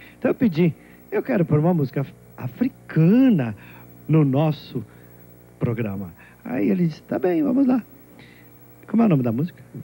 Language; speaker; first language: Portuguese; native; Portuguese